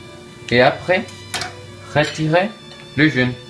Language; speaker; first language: French; non-native, learner; Spanish